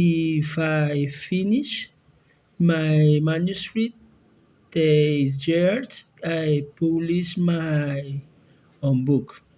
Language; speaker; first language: English; non-native, learner; Spanish